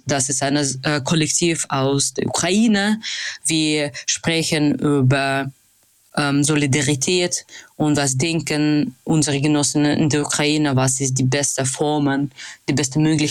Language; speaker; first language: German; non-native, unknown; Russian